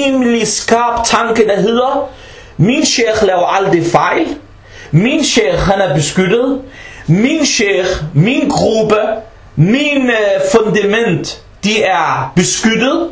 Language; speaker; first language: Danish; early bilingual, other home language; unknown